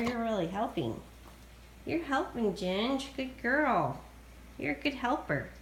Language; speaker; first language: English; native; English